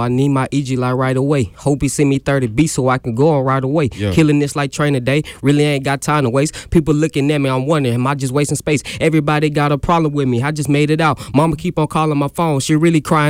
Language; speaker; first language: English; native; English